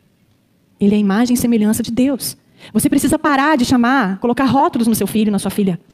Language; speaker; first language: Portuguese; native; Portuguese